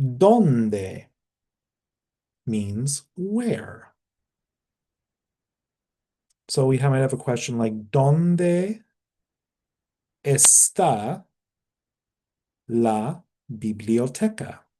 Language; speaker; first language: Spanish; non-native, fluent; English